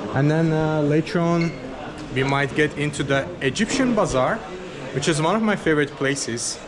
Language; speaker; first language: English; non-native, fluent; Azerbaijani